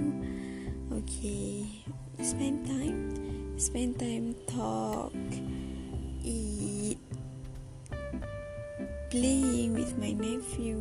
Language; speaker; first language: English; non-native, local second language; Malay